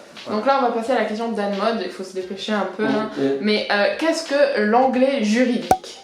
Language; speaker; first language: French; early bilingual, other home language; English